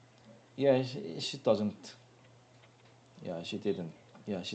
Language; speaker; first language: English; non-native, learner; Korean